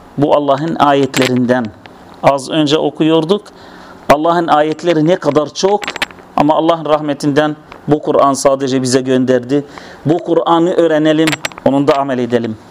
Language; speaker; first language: Turkish; non-native, fluent; Arabic